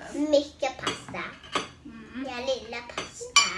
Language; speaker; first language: Swedish; early bilingual, other home language; Thai